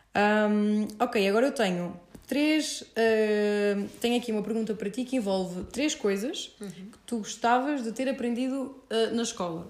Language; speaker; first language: Portuguese; early bilingual, heritage; Portuguese